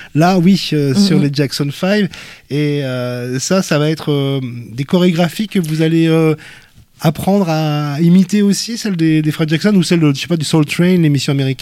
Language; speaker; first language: French; native; French